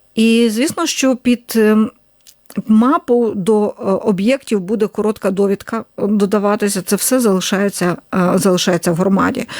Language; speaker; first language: Ukrainian; native; Ukrainian